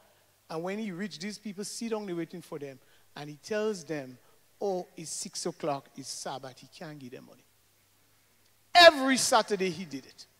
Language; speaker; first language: English; native; English